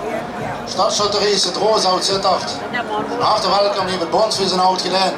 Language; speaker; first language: Dutch; native; Dutch